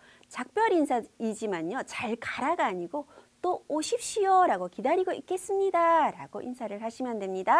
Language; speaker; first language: Korean; native; Korean